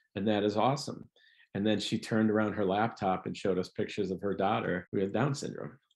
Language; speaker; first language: English; native; English